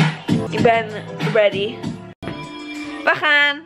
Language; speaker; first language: Dutch; non-native, learner; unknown